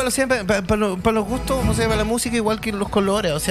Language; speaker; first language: Spanish; native; Spanish